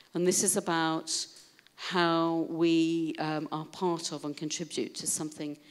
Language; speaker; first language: English; native; English